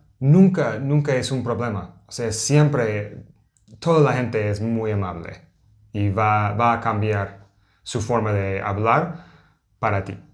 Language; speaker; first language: Spanish; non-native, learner; English